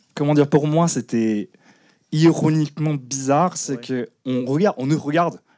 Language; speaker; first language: French; non-native, fluent; Japanese